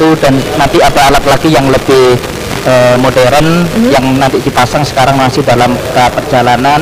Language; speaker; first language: Indonesian; native; Indonesian